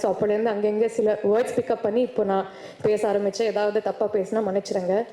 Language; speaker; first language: Tamil; non-native, learner; Telugu